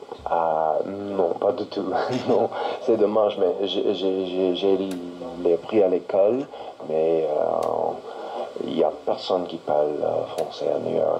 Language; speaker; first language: French; non-native, learner; English